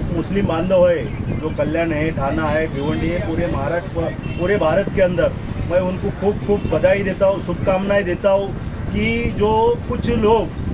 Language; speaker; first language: Hindi; non-native, local second language; Marathi